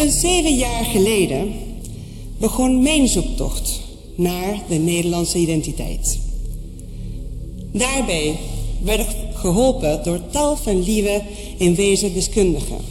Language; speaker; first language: Dutch; non-native, fluent; Spanish